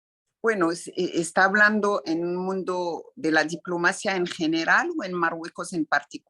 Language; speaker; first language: Spanish; non-native, fluent; Arabic